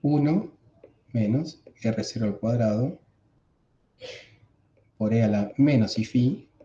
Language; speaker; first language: Spanish; native; Spanish